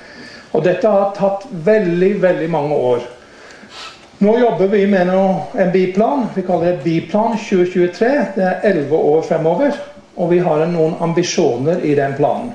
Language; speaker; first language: Norwegian; non-native, fluent; English